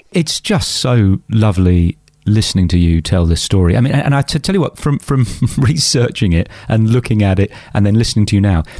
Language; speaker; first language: English; native; English